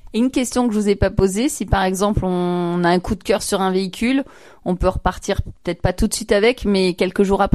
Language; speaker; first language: French; native; French